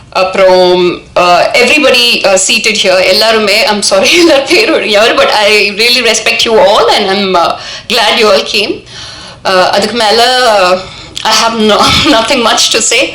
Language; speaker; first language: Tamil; non-native, local second language; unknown